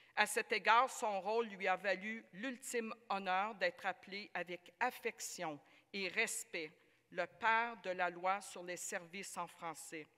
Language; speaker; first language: French; native; French